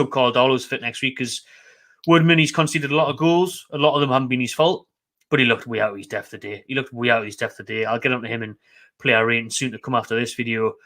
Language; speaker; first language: English; native; English